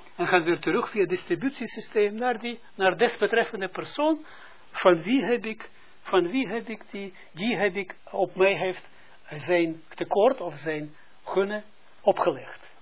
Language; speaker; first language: Dutch; non-native, fluent; Russian